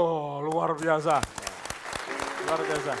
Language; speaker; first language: Indonesian; native; Indonesian